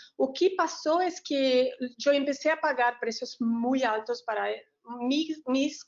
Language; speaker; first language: Spanish; non-native, learner; Portuguese